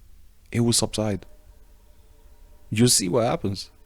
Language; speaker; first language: English; native; English